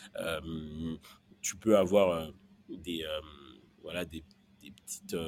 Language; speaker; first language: French; non-native, local second language; Kinyarwanda